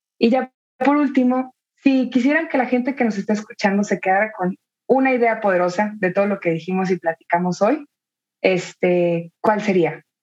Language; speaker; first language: Spanish; native; Spanish